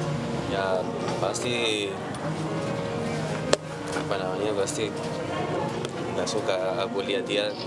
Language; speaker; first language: Indonesian; non-native, fluent; Spanish